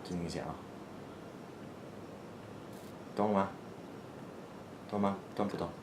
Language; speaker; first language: Chinese; non-native, fluent; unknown